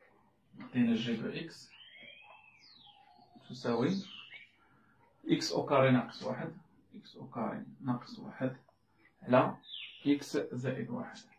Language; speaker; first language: Arabic; native; Arabic